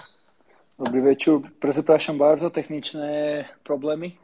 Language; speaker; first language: Polish; non-native, learner; Slovak